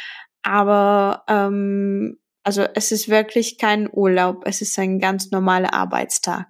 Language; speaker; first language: German; non-native, fluent; Czech